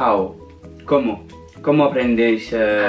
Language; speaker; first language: Spanish; non-native, learner; French